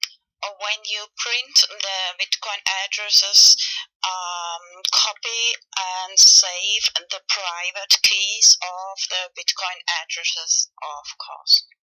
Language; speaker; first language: English; non-native, fluent; Spanish